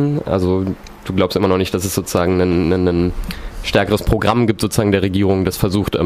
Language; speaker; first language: German; native; German